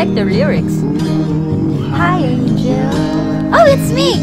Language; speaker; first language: English; non-native, local second language; Filipino